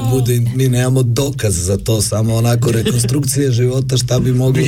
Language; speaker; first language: Serbian; native; Serbian